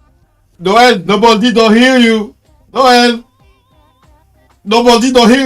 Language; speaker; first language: English; non-native, learner; French